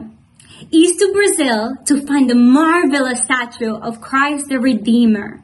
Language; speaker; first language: English; non-native, fluent; Spanish